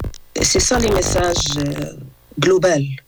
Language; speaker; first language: French; non-native, learner; Arabic